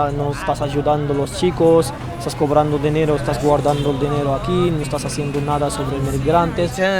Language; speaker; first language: Spanish; non-native, fluent; Arabic